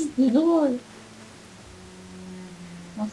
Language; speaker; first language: French; native; French